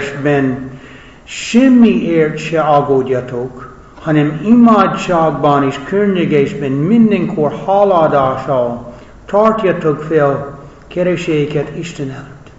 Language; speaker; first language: Hungarian; non-native, fluent; English